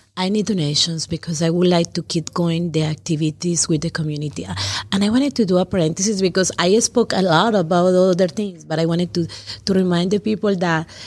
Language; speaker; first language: English; non-native, learner; Spanish